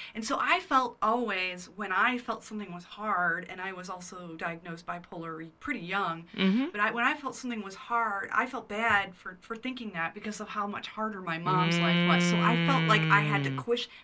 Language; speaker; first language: English; native; English